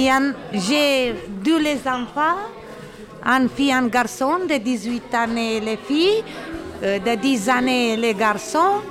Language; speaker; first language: French; non-native, learner; Romanian